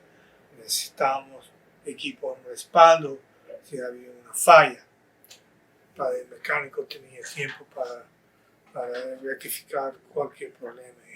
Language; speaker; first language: Spanish; non-native, fluent; English